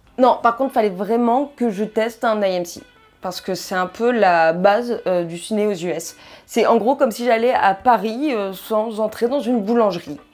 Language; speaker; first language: French; native; French